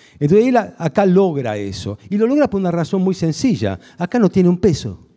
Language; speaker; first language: Spanish; early bilingual, other home language; Hungarian